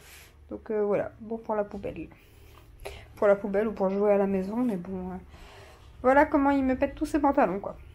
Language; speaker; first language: French; native; French